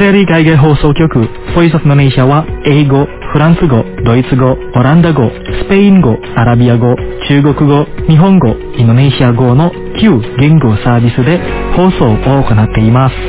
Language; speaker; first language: Japanese; non-native, fluent; Indonesian